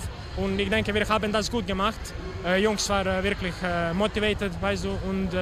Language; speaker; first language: German; non-native, learner; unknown